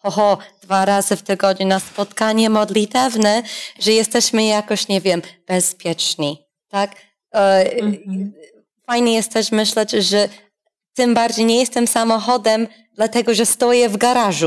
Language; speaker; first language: Polish; non-native, fluent; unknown